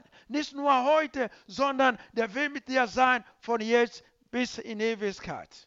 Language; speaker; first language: German; non-native, learner; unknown